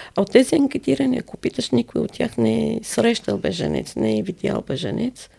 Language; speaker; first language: Bulgarian; non-native, fluent; Arabic